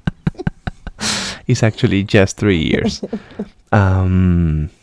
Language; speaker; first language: English; non-native, fluent; Spanish